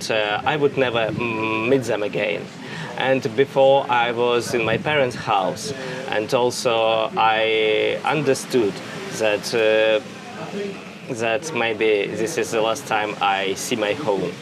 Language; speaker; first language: English; non-native, fluent; Russian